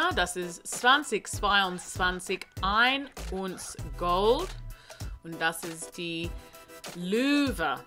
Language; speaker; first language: German; non-native, learner; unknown